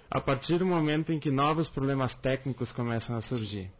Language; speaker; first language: Portuguese; native; Portuguese